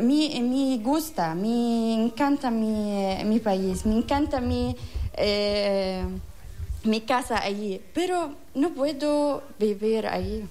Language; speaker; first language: Spanish; non-native, learner; Arabic